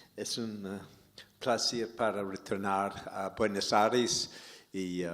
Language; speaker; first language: Spanish; non-native, learner; English